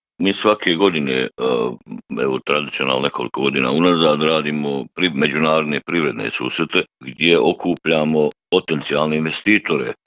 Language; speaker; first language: Bosnian; native; Bosnian